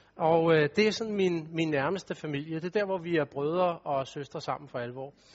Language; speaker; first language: Danish; native; Danish